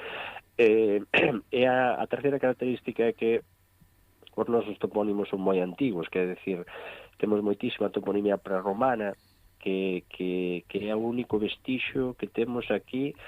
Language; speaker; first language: Galician; native; Galician